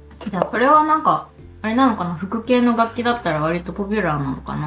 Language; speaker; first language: Japanese; native; Japanese